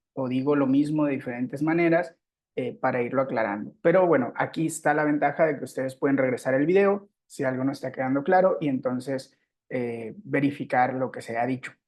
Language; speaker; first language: Spanish; native; Spanish